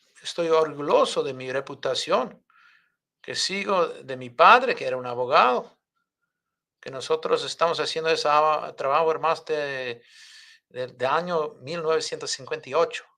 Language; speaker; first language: Spanish; non-native, fluent; English